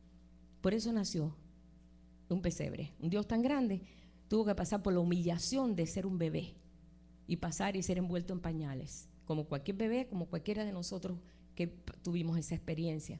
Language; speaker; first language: Spanish; native; Spanish